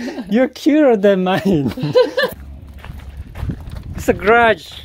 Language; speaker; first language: English; non-native, learner; Korean